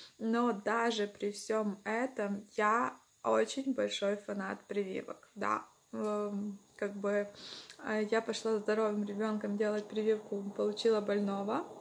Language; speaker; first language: Russian; non-native, local second language; Ukrainian